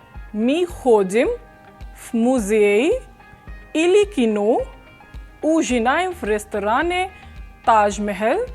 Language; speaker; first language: Russian; non-native, fluent; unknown